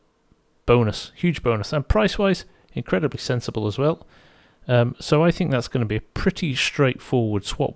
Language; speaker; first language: English; native; English